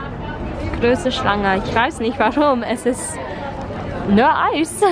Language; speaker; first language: German; non-native, learner; English